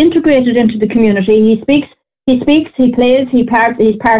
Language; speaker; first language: English; native; English